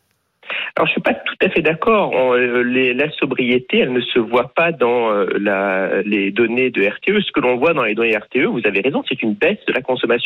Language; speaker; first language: French; native; French